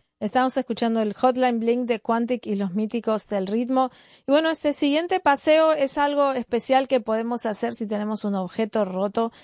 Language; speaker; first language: Spanish; native; Spanish